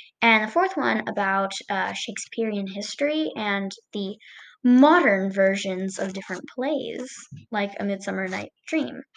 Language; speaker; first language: English; native; English